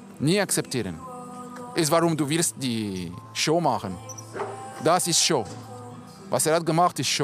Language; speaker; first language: German; non-native, local second language; French